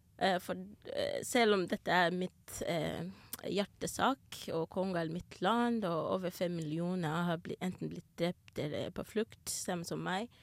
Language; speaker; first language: Norwegian; non-native, fluent; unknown